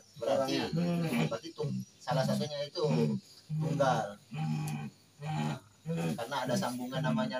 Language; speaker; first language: Indonesian; native; Indonesian